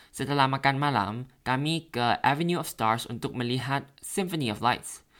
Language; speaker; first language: Indonesian; non-native, learner; Thai